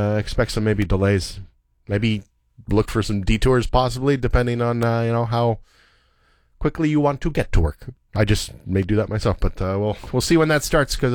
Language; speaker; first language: English; native; English